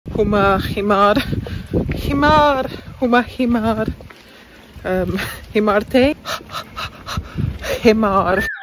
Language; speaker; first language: Arabic; non-native, learner; English